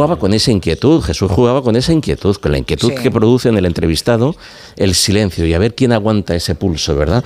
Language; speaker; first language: Spanish; native; Spanish